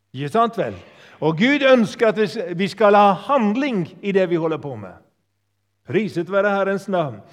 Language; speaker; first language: Norwegian; native; Norwegian